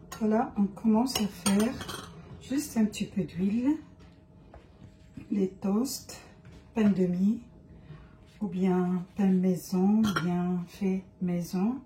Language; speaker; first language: French; non-native, fluent; Arabic